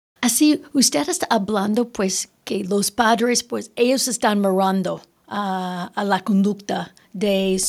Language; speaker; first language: Spanish; early bilingual, heritage; Spanish